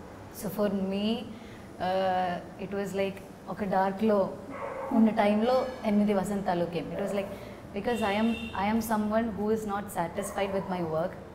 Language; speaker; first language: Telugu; non-native, learner; Malayalam